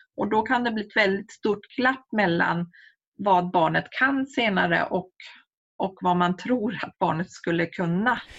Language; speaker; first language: Swedish; native; Swedish